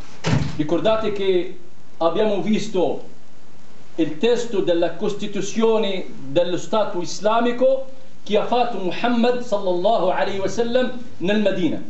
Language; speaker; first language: Italian; non-native, fluent; Arabic